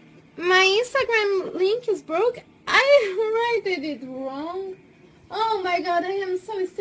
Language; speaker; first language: English; non-native, fluent; Portuguese